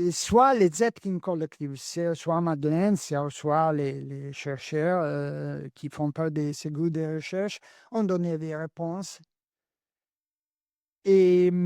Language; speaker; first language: French; non-native, learner; Italian